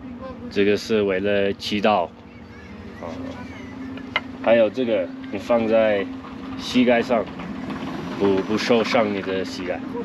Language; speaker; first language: Chinese; non-native, fluent; English